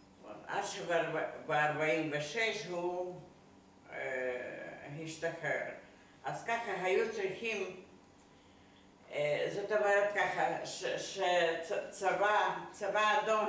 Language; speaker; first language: Hebrew; non-native, fluent; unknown